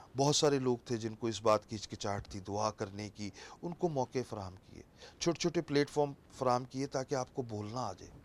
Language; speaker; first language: Urdu; non-native, local second language; Punjabi